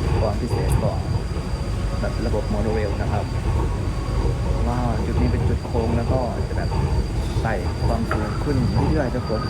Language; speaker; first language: Thai; native; Thai